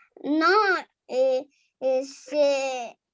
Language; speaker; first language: French; non-native, learner; Arabic